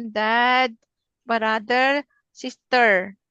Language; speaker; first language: English; non-native, learner; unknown